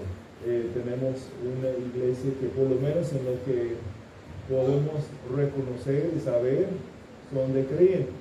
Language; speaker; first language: Spanish; non-native, fluent; English